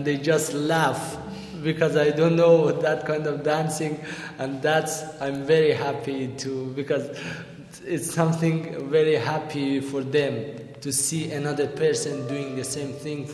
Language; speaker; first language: English; non-native, learner; Persian